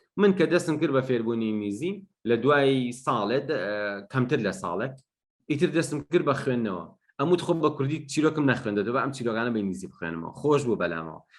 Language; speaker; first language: Central Kurdish; non-native, local second language; Gurani